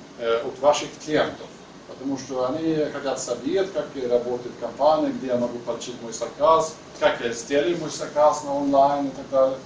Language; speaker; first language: Russian; non-native, learner; Swedish